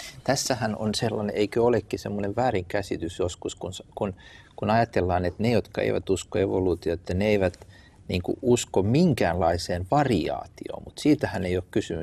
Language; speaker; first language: Finnish; native; Finnish